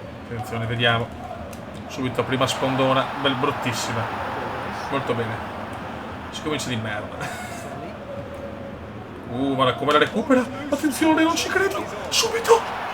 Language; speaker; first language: Italian; native; Italian